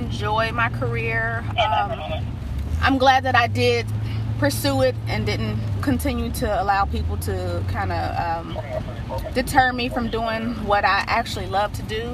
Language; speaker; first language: English; native; English